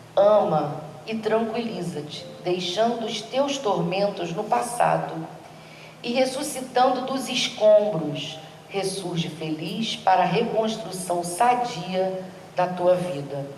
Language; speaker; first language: Portuguese; native; Portuguese